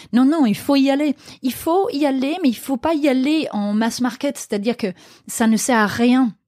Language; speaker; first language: French; non-native, fluent; Danish